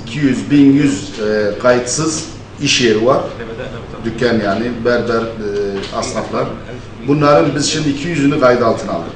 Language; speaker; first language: Turkish; non-native, fluent; Arabic